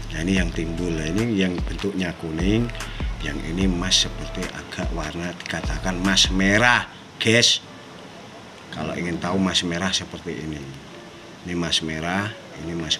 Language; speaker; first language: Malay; non-native, local second language; Javanese